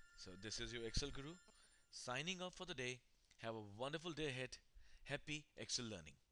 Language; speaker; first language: English; non-native, local second language; Hindi